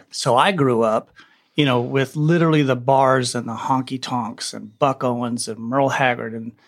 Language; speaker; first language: English; native; English